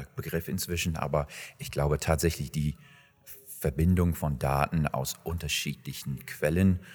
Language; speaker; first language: German; non-native, fluent; English